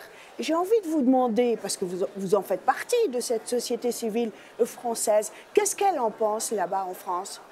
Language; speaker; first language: French; native; French